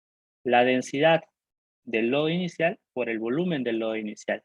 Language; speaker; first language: Spanish; native; Spanish